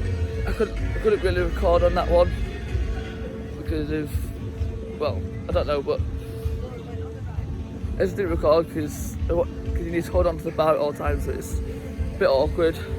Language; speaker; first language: English; native; English